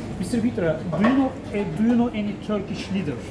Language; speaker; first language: English; non-native, local second language; Turkish